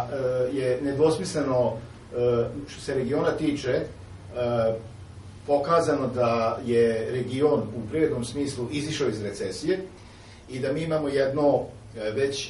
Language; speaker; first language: Serbian; native; Serbian